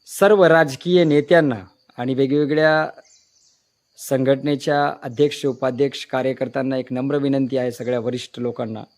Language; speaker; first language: Marathi; non-native, local second language; Lambadi